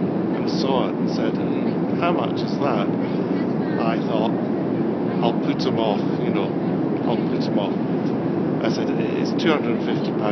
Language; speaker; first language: English; native; English